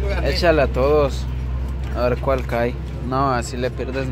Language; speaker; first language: Spanish; native; Spanish